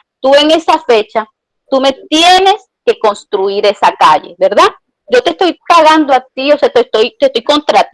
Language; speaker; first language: Spanish; native; Spanish